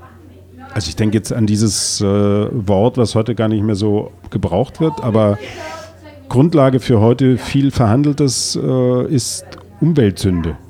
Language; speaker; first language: German; native; German